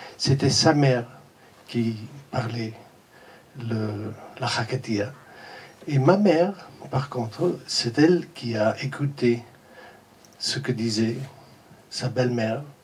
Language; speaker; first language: French; non-native, fluent; English